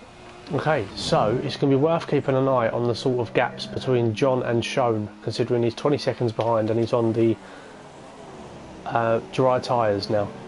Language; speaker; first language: English; native; English